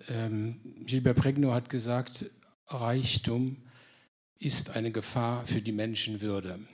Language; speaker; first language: German; non-native, local second language; Luxembourgish